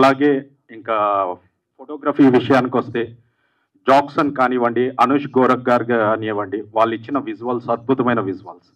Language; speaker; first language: Telugu; native; Telugu